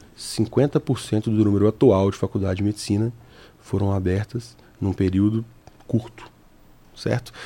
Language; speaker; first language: Portuguese; native; Portuguese